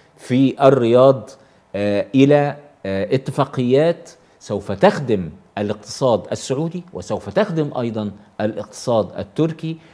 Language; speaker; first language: Arabic; native; Arabic